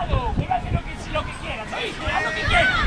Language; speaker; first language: Spanish; native; Spanish